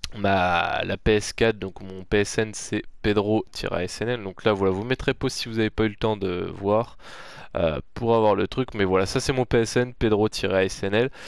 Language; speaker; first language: French; native; French